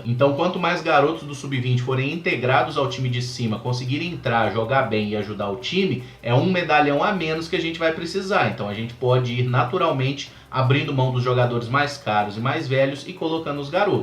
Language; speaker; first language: Portuguese; native; Portuguese